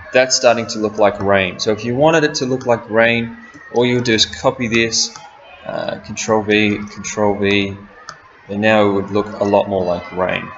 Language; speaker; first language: English; native; English